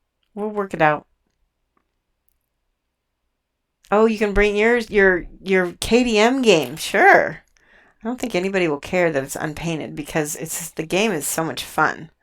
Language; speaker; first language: English; native; English